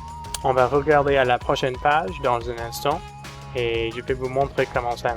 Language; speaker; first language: French; non-native, fluent; English